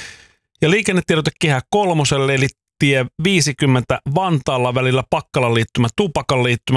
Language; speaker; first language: Finnish; native; Finnish